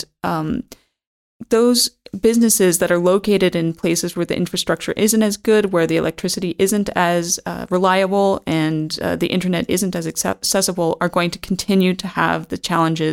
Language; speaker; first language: English; native; English